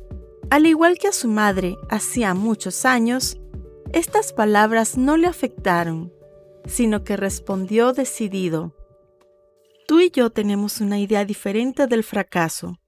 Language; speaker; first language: Spanish; native; Spanish